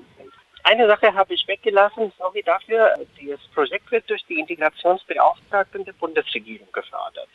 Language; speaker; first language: German; non-native, fluent; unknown